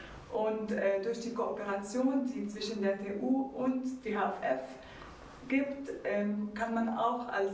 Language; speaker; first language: German; non-native, fluent; Arabic